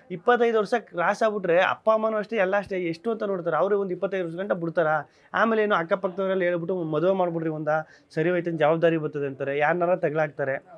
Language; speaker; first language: Kannada; native; Kannada